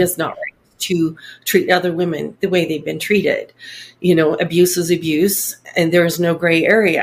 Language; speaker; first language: English; native; English